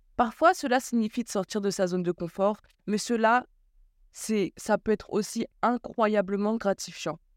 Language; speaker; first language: French; early bilingual, other home language; Bambara